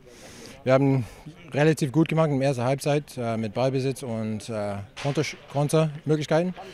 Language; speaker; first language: German; non-native, fluent; English